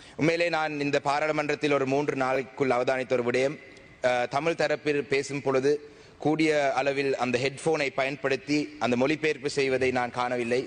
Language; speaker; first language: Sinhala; non-native, local second language; Tamil